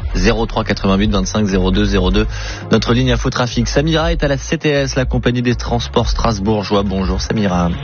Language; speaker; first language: French; native; French